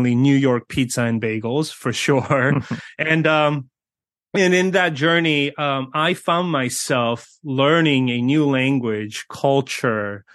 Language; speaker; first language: English; early bilingual, other home language; Korean